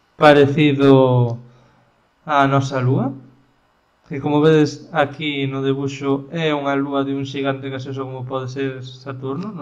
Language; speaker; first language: Galician; non-native, local second language; Spanish